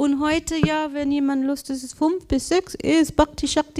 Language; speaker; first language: German; non-native, learner; English